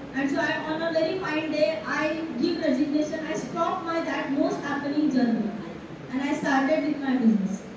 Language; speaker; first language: English; non-native, local second language; Marathi